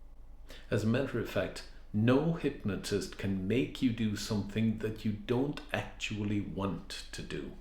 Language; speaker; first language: English; native; English